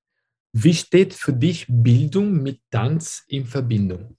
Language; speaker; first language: German; non-native, fluent; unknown